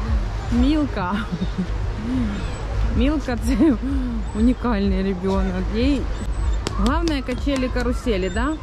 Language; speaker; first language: Russian; native; Russian